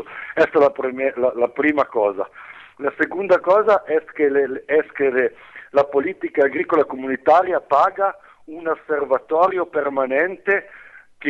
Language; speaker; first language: Spanish; non-native, learner; Italian